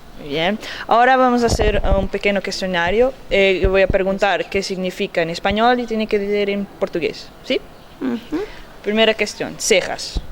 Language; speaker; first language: Spanish; non-native, learner; Portuguese